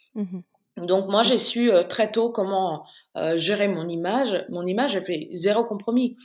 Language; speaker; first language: French; non-native, local second language; Bambara